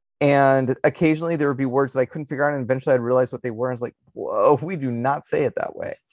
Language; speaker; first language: English; native; English